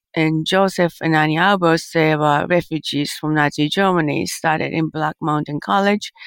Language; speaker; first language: English; early bilingual, other home language; Japanese